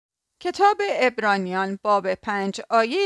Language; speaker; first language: Persian; native; Persian